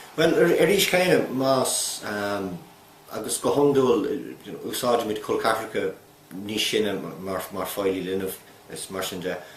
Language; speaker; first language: Irish; native; Irish